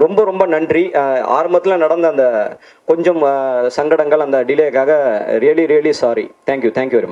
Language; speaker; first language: Tamil; native; Tamil